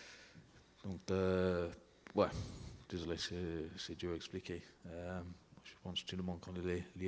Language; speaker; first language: French; non-native, learner; English